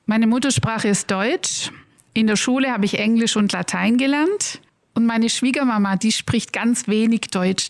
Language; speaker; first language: German; native; German